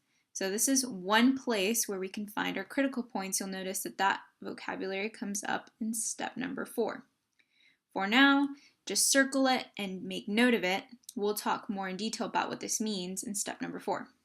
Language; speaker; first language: English; native; English